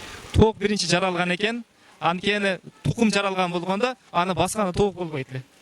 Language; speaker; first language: Kyrgyz; native; Kyrgyz